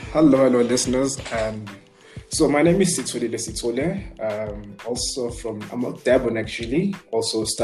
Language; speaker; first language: English; non-native, local second language; Zulu